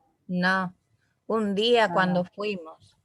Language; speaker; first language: Spanish; non-native, local second language; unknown